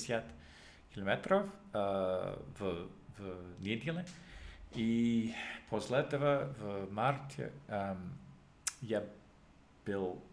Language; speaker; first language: Russian; non-native, learner; English